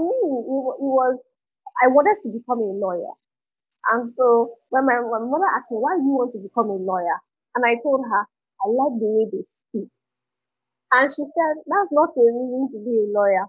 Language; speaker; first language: English; non-native, local second language; Igbo